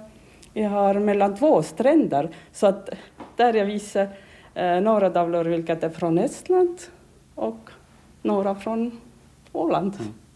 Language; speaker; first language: Swedish; non-native, learner; Estonian